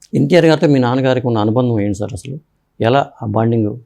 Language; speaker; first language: Telugu; native; Telugu